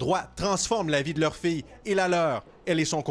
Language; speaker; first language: French; native; French